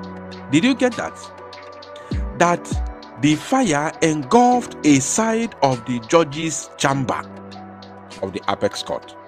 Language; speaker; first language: English; non-native, local second language; Igbo